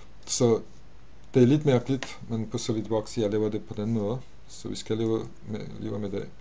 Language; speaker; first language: Danish; non-native, fluent; French